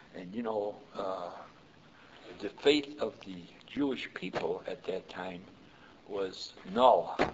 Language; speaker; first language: English; early bilingual, other home language; Yiddish